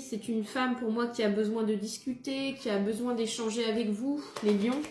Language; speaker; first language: French; native; French